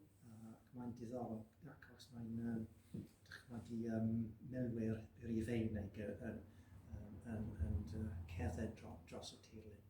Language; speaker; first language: Welsh; non-native, learner; English